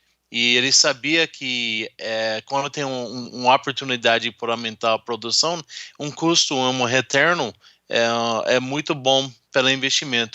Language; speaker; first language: Portuguese; non-native, fluent; English